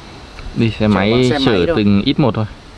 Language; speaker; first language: Vietnamese; native; Vietnamese